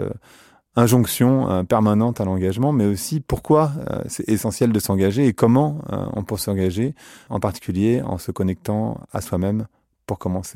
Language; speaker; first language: French; native; French